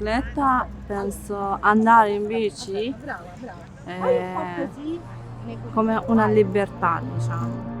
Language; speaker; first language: Italian; non-native, learner; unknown